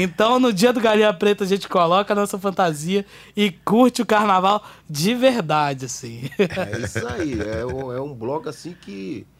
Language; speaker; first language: Portuguese; native; Portuguese